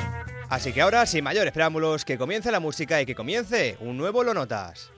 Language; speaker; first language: Spanish; native; Spanish